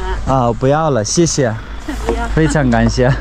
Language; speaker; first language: Chinese; non-native, learner; Turkmen